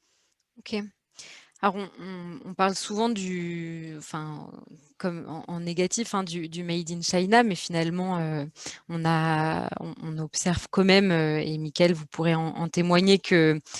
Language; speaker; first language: French; native; French